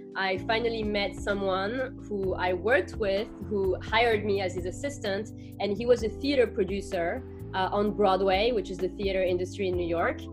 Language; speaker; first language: English; non-native, fluent; French